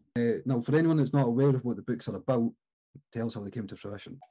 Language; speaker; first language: English; native; English